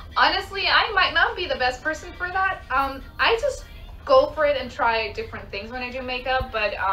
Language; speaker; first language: English; non-native, fluent; Dutch